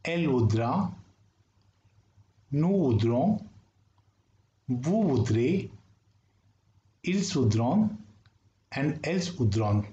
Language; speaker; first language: French; non-native, fluent; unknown